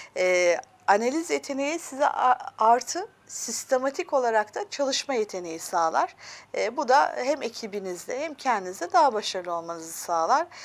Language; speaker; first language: Turkish; early bilingual, heritage; Turkish